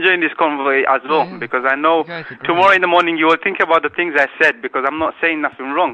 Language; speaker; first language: English; non-native, local second language; Bangla